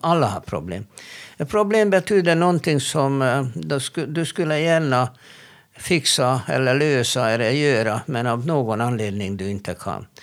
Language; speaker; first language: Swedish; non-native, fluent; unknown